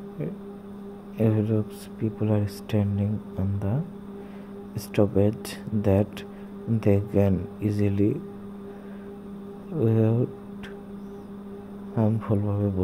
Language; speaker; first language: English; non-native, learner; Bangla